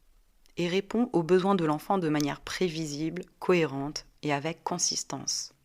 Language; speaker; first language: French; native; French